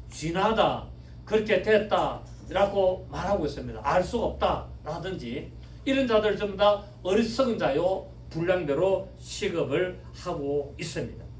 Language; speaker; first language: Korean; native; Korean